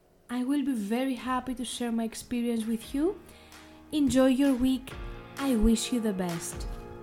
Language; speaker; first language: English; non-native, fluent; Greek